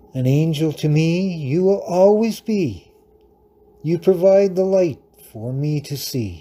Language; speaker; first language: English; native; English